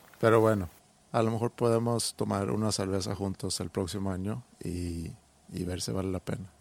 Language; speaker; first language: Spanish; non-native, fluent; Swedish